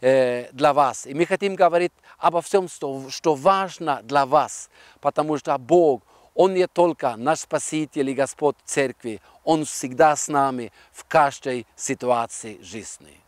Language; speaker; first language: Russian; non-native, fluent; Norwegian